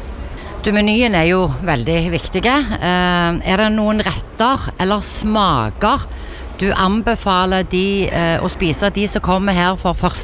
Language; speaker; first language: Norwegian; native; Norwegian